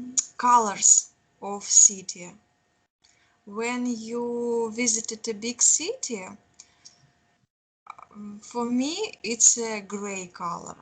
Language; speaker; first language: English; non-native, learner; Russian